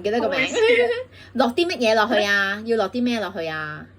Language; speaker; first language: Cantonese; native; Cantonese